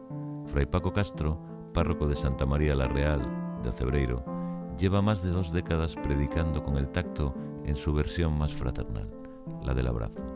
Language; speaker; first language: Spanish; native; Spanish